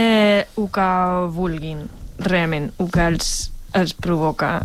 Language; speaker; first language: Catalan; non-native, fluent; German